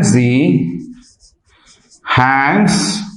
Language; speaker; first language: English; non-native, local second language; Telugu